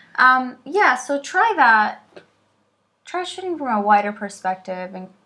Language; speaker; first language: English; native; English